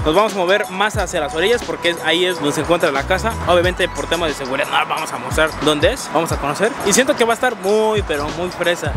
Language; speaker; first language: Spanish; native; Spanish